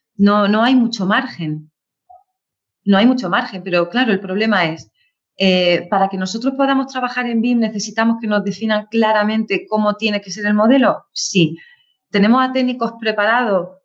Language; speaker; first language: Spanish; native; Spanish